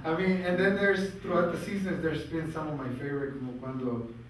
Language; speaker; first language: English; early bilingual, other home language; Spanish